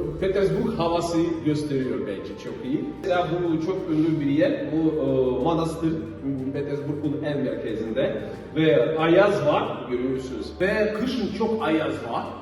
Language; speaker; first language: Turkish; non-native, learner; Russian